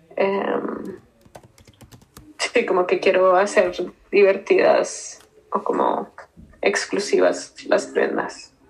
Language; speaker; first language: Spanish; native; Spanish